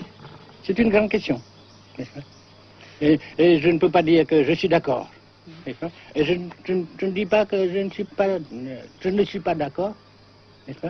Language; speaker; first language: French; non-native, fluent; Vietnamese